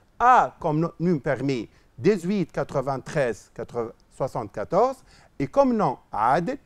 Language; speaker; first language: French; non-native, local second language; Arabic